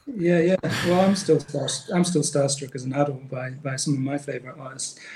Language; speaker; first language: English; native; English